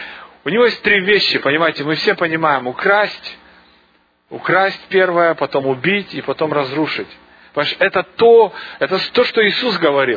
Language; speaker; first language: Russian; native; Russian